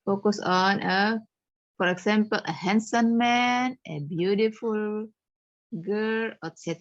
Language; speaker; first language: English; non-native, fluent; Indonesian